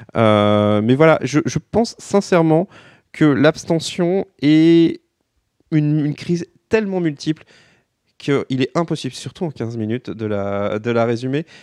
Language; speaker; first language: French; native; French